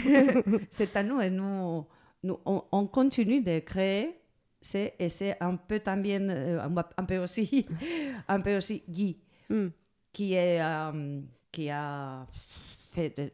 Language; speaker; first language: French; non-native, learner; Spanish